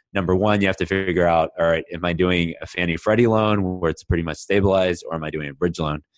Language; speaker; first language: English; native; English